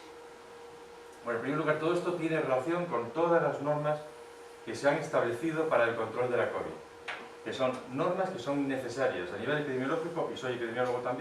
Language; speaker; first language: Spanish; native; Spanish